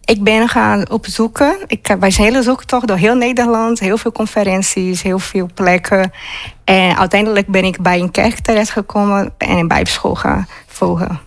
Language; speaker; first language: Dutch; non-native, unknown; Portuguese